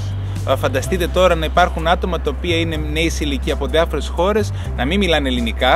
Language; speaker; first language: Greek; native; Greek